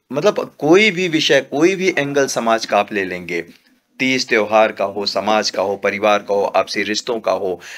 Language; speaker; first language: Hindi; native; Hindi